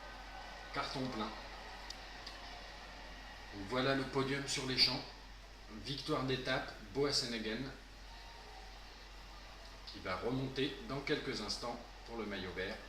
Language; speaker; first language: French; native; French